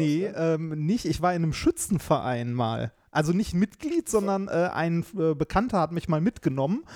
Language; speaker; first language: German; native; German